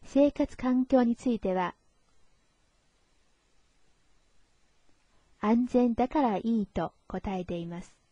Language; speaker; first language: Japanese; non-native, fluent; Chinese